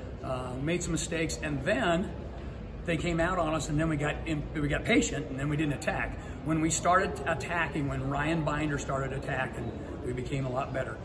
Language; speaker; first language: English; native; English